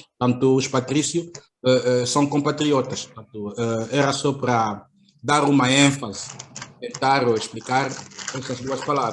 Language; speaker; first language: Portuguese; native; Portuguese